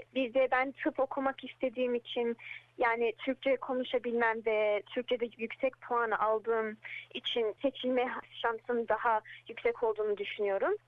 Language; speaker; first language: Turkish; early bilingual, heritage; Turkish